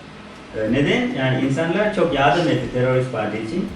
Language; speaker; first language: Turkish; non-native, learner; Sinhala